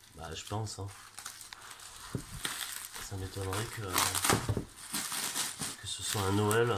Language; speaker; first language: French; native; French